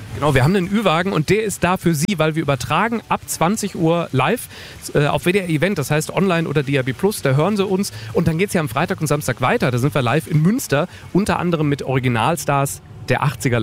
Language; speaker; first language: German; native; German